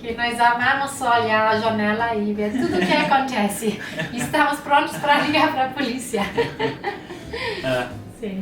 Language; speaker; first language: Portuguese; non-native, fluent; German